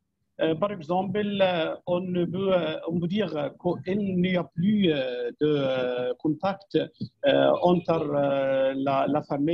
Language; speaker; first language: French; non-native, fluent; Arabic